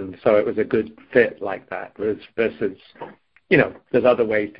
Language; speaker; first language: English; native; English